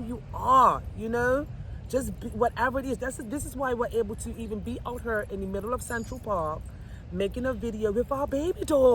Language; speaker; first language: English; native; English